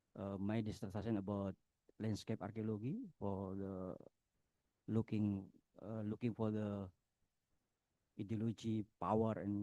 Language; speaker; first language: English; non-native, learner; Indonesian